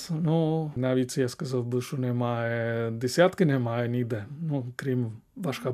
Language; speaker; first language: Ukrainian; non-native, fluent; Spanish